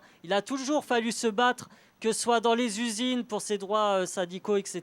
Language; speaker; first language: French; native; French